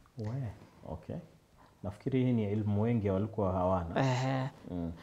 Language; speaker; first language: Swahili; native; Swahili